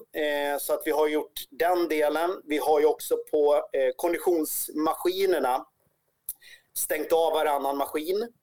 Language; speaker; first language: Swedish; native; Swedish